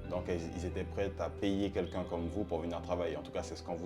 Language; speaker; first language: French; native; French